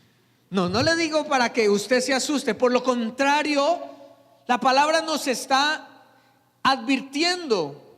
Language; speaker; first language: Spanish; native; Spanish